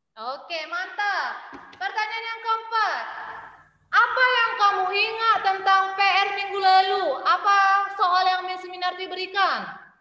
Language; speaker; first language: Indonesian; native; Indonesian